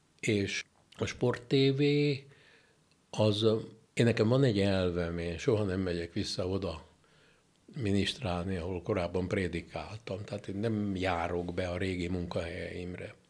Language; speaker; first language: Hungarian; native; Hungarian